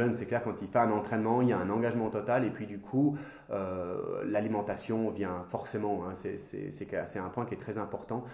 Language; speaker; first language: French; native; French